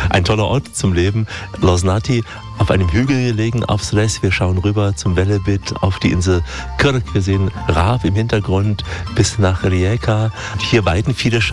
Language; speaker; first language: German; native; German